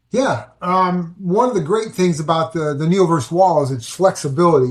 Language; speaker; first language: English; native; English